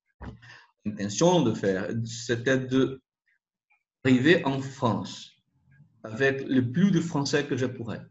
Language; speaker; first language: French; non-native, learner; Portuguese